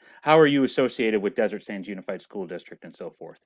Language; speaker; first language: English; native; English